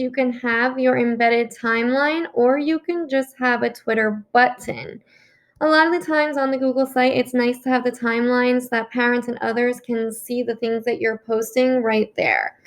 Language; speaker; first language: English; native; English